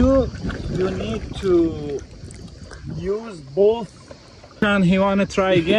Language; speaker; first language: English; non-native, learner; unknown